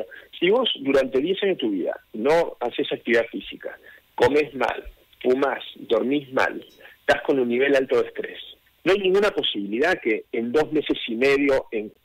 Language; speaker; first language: Spanish; native; Spanish